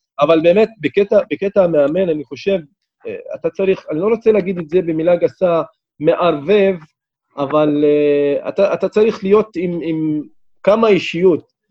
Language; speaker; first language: Hebrew; non-native, local second language; Arabic